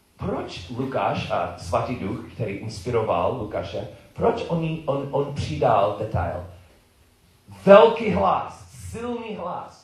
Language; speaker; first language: Czech; non-native, learner; English